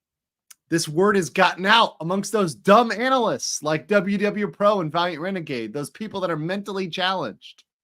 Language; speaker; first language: English; native; English